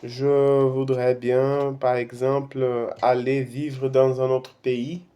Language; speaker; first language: French; non-native, fluent; Portuguese